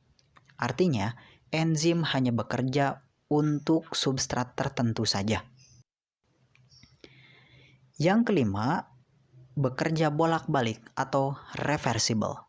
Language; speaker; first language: Indonesian; native; Indonesian